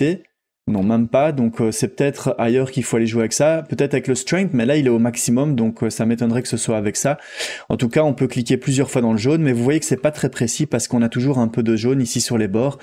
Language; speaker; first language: French; native; French